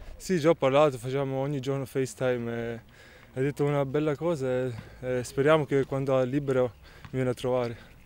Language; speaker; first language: Italian; early bilingual, heritage; Italian